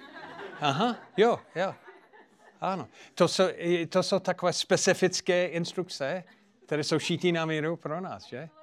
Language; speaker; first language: Czech; non-native, fluent; English